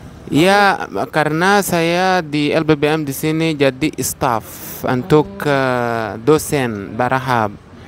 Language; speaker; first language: Indonesian; non-native, fluent; Arabic